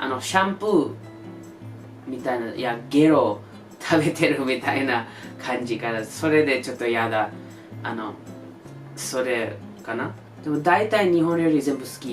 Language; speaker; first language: Japanese; non-native, learner; English